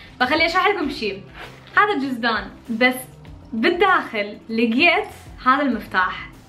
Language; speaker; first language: Arabic; early bilingual, heritage; Arabic